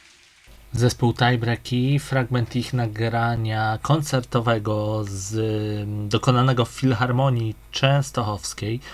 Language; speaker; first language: Polish; native; Polish